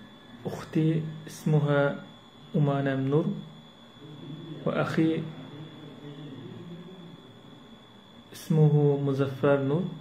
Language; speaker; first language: Arabic; non-native, learner; Uyghur